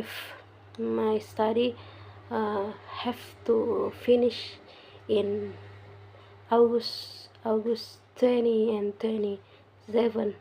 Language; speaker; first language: English; non-native, learner; Indonesian